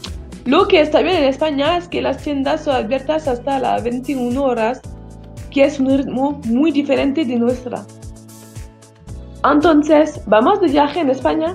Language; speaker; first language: Spanish; non-native, learner; French